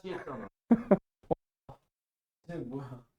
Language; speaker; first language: Korean; native; Korean